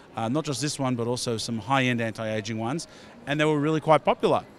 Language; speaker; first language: English; native; English